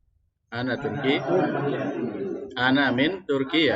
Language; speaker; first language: Arabic; non-native, fluent; Indonesian